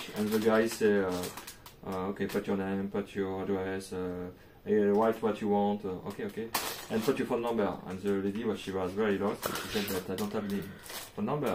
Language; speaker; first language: English; non-native, learner; French